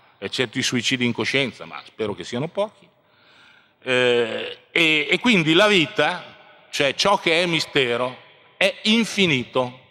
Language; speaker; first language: Italian; native; Italian